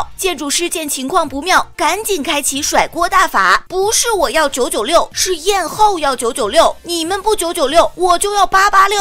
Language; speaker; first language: Chinese; native; Chinese